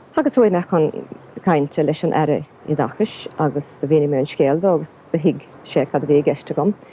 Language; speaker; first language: Irish; non-native, local second language; English